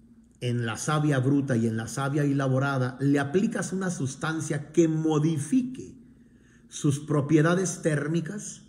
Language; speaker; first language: Spanish; native; Spanish